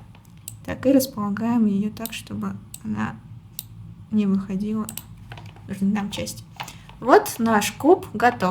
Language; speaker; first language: Russian; native; Russian